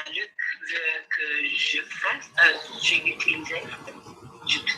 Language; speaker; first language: French; non-native, learner; Turkish